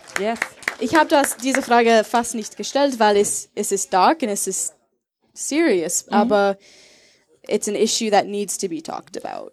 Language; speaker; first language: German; non-native, learner; English